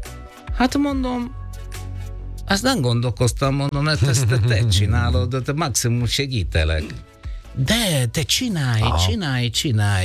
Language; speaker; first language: Hungarian; non-native, learner; Italian